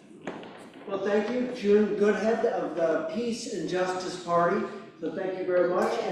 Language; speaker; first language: English; native; English